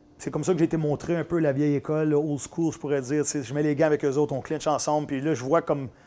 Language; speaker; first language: French; native; French